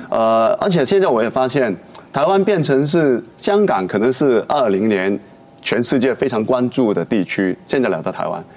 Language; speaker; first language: Chinese; non-native, local second language; Cantonese